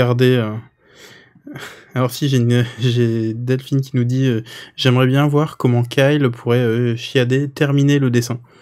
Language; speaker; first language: French; native; French